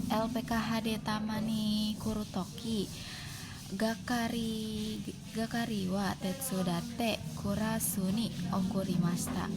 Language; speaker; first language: Japanese; non-native, learner; Indonesian